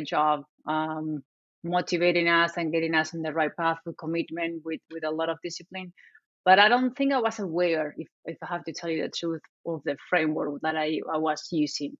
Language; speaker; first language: English; non-native, fluent; Spanish